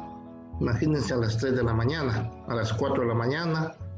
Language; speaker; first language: Spanish; native; Spanish